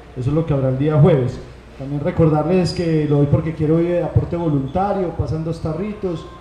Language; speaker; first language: Spanish; native; Spanish